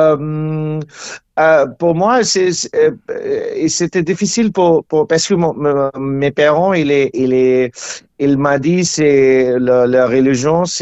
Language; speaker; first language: French; non-native, learner; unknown